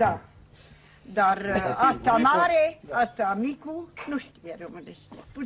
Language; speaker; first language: Romanian; non-native, local second language; Hungarian